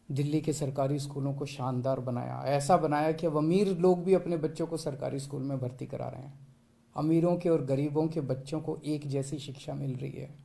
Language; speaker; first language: Hindi; native; Hindi